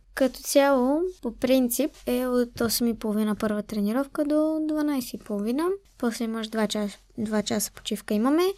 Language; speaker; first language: Bulgarian; early bilingual, other home language; Arabic